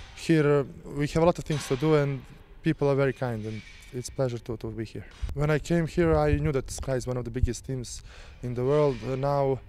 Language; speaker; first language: English; non-native, fluent; Serbian